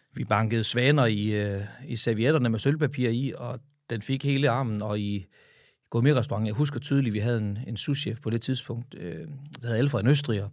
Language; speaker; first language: Danish; native; Danish